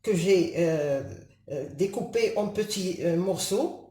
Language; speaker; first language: French; non-native, local second language; Arabic